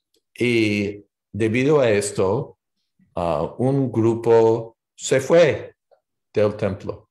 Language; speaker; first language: Spanish; non-native, learner; English